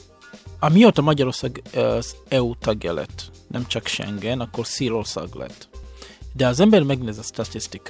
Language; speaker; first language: Hungarian; non-native, fluent; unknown